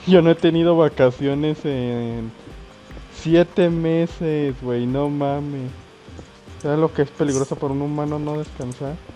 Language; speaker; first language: Spanish; native; Spanish